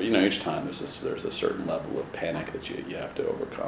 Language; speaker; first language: English; native; English